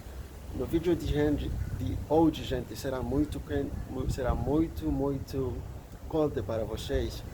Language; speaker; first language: Portuguese; non-native, learner; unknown